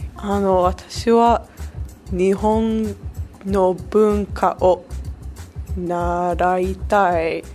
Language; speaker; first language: Japanese; non-native, learner; English